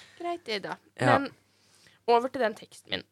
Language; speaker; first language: Norwegian; native; Norwegian